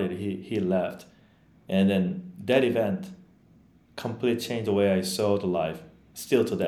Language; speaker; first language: English; non-native, fluent; Korean